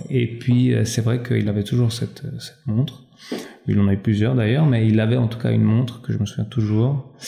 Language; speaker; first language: French; early bilingual, other home language; Albanian